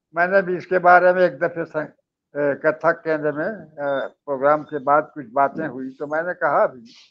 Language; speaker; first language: Hindi; native; Hindi